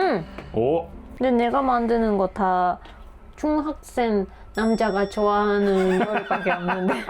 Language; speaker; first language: Korean; non-native, learner; Japanese